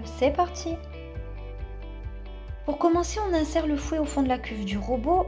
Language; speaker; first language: French; native; French